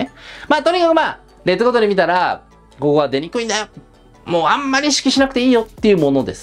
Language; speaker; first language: Japanese; native; Japanese